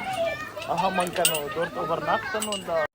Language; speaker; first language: German; non-native, learner; Tigrinya